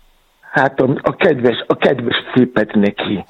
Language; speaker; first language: Hungarian; non-native, fluent; Yoruba